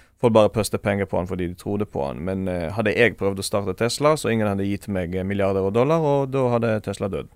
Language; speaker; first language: Norwegian; non-native, fluent; Hebrew